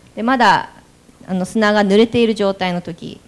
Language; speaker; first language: Japanese; native; Japanese